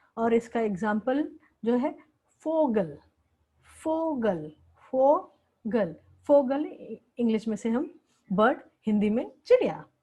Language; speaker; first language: Hindi; native; Hindi